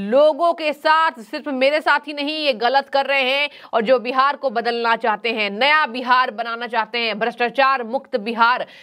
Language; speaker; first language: Hindi; native; Hindi